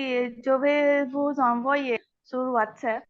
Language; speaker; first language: French; non-native, learner; Bangla